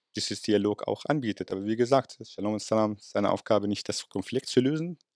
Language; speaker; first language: German; non-native, fluent; Arabic